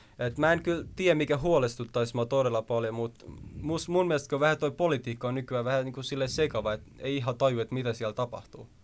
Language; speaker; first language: Finnish; early bilingual, other home language; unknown